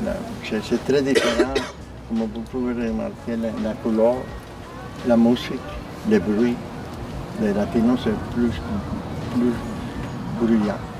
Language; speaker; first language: French; non-native, learner; Spanish